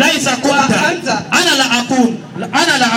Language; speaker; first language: Arabic; non-native, learner; Swahili